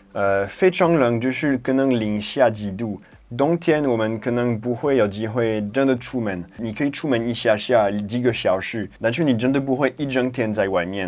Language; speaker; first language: Chinese; non-native, fluent; French